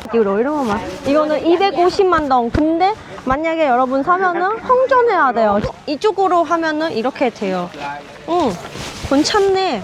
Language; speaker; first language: Korean; non-native, fluent; Vietnamese